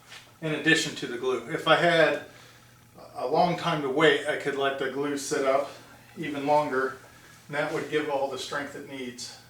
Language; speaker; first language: English; native; English